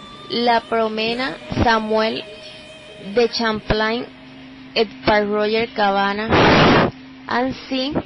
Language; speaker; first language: French; non-native, learner; Spanish